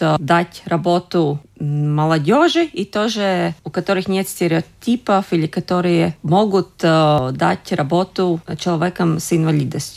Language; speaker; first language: Russian; non-native, local second language; Latvian